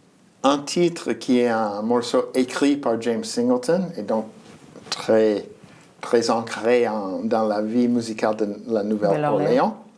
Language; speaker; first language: French; non-native, fluent; English